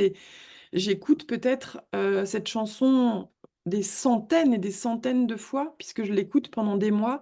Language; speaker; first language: French; native; French